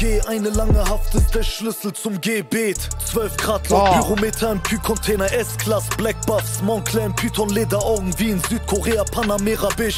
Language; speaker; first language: German; native; German